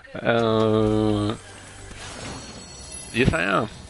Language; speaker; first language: English; non-native, fluent; Spanish